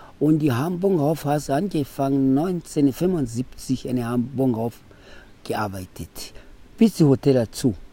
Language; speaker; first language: German; non-native, local second language; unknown